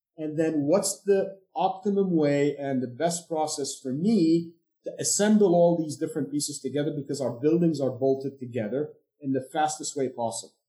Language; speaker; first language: English; non-native, fluent; Arabic